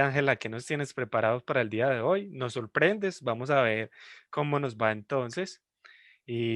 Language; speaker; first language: Spanish; native; Spanish